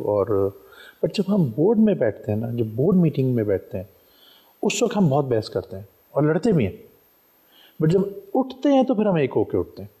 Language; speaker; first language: Urdu; non-native, local second language; Punjabi